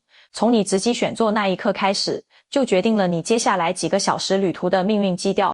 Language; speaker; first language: Chinese; native; Chinese